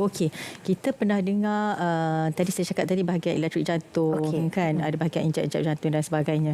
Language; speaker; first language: Malay; native; Malay